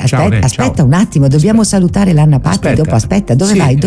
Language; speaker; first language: Italian; native; Italian